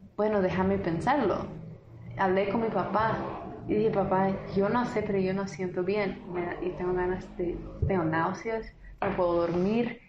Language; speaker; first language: Spanish; non-native, fluent; English